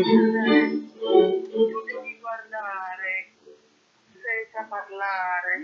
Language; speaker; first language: Italian; non-native, learner; Polish